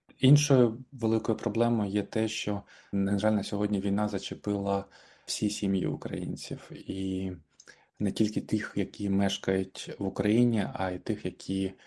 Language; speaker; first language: Ukrainian; native; Ukrainian